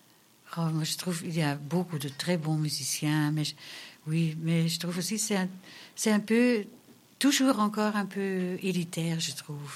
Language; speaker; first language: French; non-native, local second language; Dutch